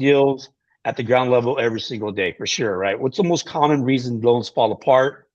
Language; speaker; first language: English; native; English